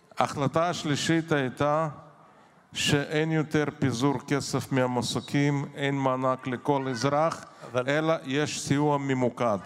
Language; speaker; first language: Hebrew; non-native, fluent; Russian